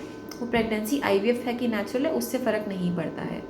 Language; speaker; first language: Hindi; native; Hindi